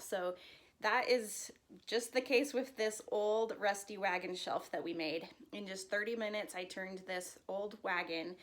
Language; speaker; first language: English; native; English